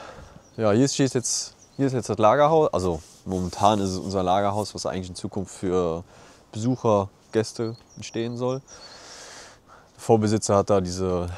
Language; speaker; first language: German; native; German